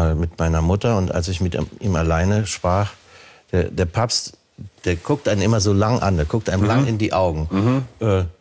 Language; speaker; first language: German; native; German